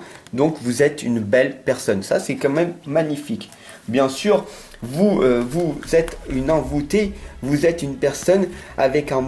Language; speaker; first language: French; native; French